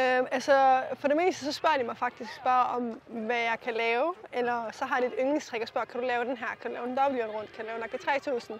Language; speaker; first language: Danish; native; Danish